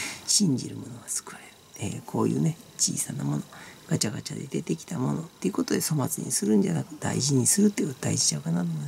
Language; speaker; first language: Japanese; native; Japanese